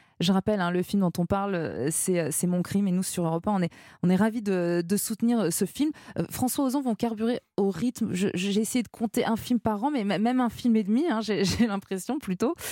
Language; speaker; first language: French; native; French